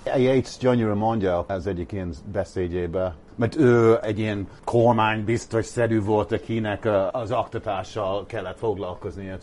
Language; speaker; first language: Hungarian; non-native, fluent; English